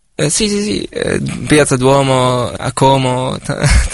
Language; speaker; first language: Italian; non-native, fluent; Arabic